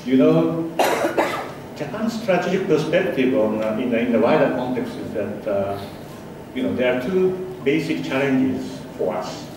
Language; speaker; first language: English; non-native, fluent; Japanese